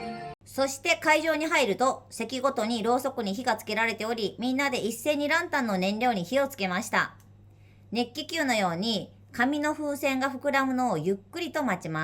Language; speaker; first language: Japanese; native; Japanese